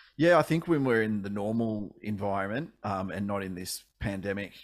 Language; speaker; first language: English; native; English